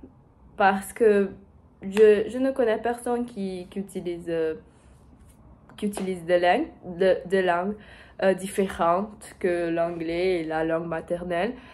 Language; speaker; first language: French; non-native, learner; Portuguese